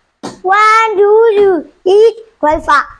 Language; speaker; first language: English; non-native, learner; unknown